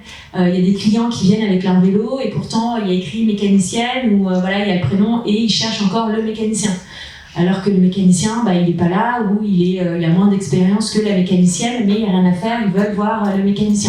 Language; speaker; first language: French; native; French